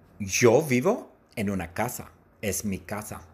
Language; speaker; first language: Spanish; non-native, learner; English